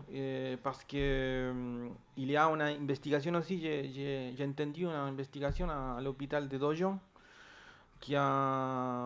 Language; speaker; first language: French; non-native, learner; Spanish